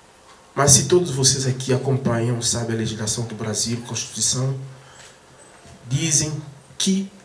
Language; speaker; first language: Portuguese; non-native, fluent; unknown